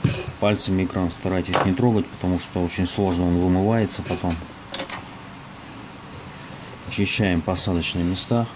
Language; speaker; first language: Russian; native; Russian